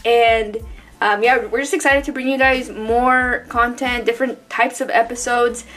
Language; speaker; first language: English; early bilingual, other home language; Spanish